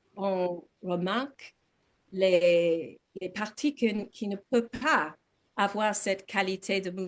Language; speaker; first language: French; non-native, learner; English